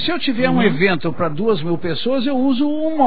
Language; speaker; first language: Portuguese; native; Portuguese